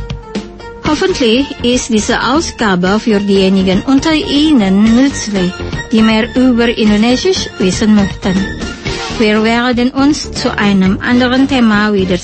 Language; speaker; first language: German; non-native, local second language; Indonesian